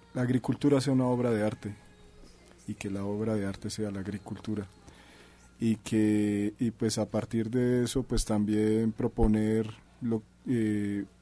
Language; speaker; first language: Spanish; native; Spanish